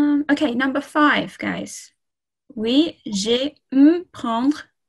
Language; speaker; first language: French; non-native, fluent; English